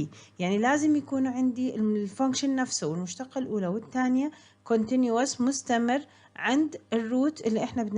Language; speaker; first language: Arabic; native; Arabic